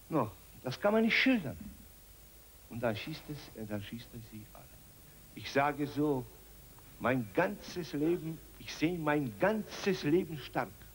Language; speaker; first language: German; non-native, learner; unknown